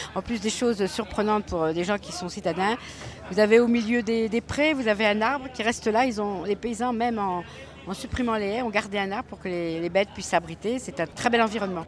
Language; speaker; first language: French; native; French